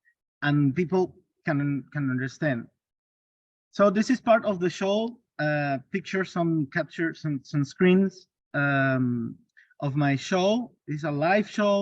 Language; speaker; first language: English; non-native, learner; Spanish